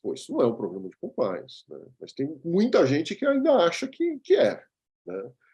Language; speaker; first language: Portuguese; native; Portuguese